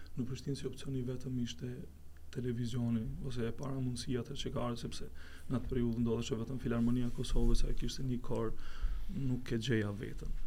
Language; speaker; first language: Albanian; native; Albanian